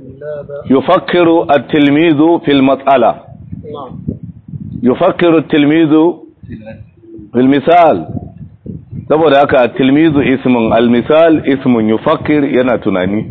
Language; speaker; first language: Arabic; non-native, fluent; Hausa